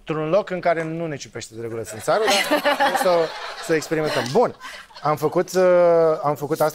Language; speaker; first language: Romanian; native; Romanian